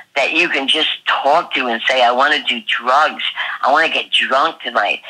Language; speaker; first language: English; native; English